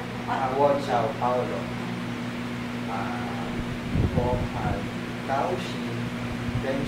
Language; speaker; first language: Chinese; non-native, learner; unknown